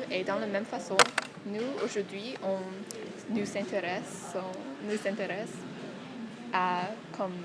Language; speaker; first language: French; non-native, fluent; English